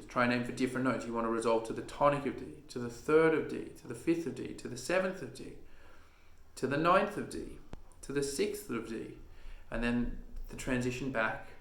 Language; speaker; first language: English; native; English